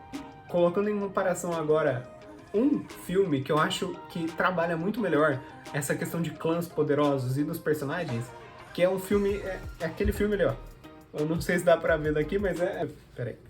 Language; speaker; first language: Portuguese; native; Portuguese